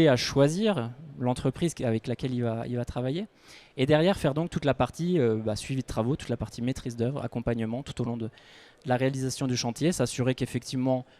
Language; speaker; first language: French; native; French